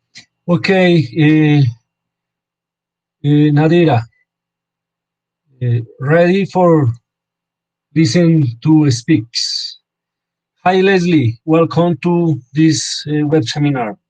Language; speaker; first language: English; non-native, learner; Spanish